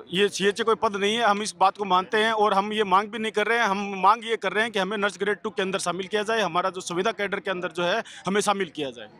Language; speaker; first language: Hindi; native; Hindi